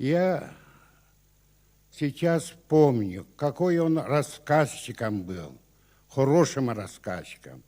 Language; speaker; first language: Russian; non-native, local second language; Yakut